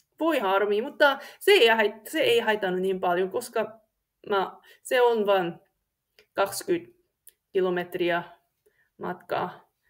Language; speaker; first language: Finnish; non-native, learner; English